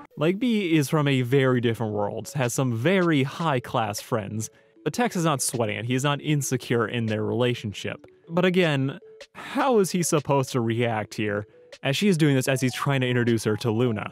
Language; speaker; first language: English; native; English